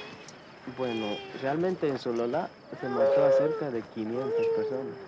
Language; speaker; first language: Spanish; native; Spanish